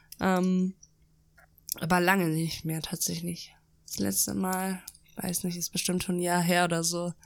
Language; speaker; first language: German; early bilingual, other home language; Russian